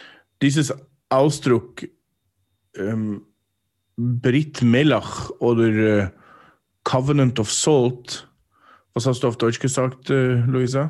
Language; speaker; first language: German; non-native, fluent; English